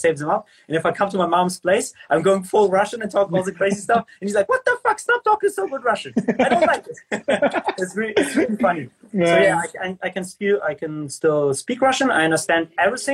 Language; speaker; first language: English; non-native, fluent; German